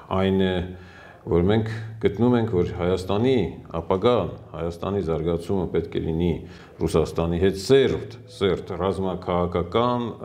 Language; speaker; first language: Armenian; native; Armenian